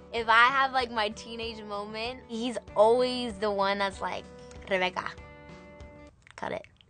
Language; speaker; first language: English; early bilingual, other home language; Spanish